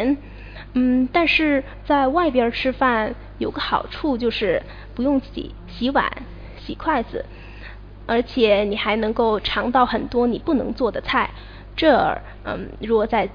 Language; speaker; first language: Chinese; native; Chinese